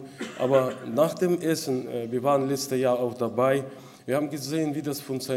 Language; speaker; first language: German; non-native, local second language; Russian